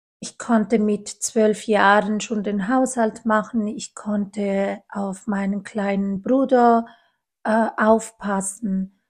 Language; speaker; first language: German; non-native, fluent; Italian